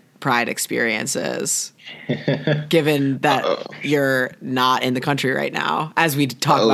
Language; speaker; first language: English; native; English